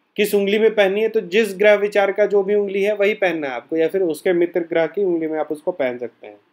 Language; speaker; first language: Hindi; native; Hindi